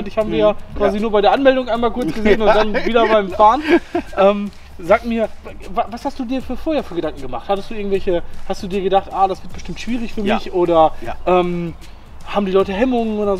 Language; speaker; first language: German; native; German